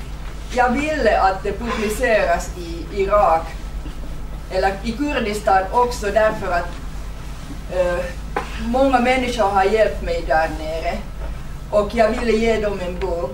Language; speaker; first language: Swedish; non-native, fluent; Finnish